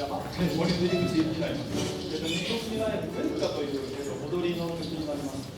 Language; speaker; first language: Japanese; native; Japanese